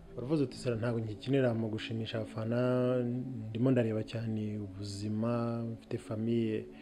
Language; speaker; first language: Kinyarwanda; native; Kinyarwanda